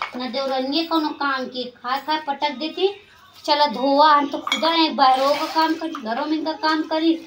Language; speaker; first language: Hindi; native; Hindi